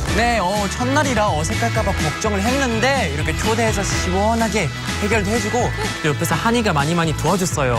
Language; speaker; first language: Korean; native; Korean